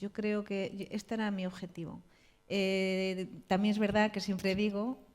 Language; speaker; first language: Spanish; native; Spanish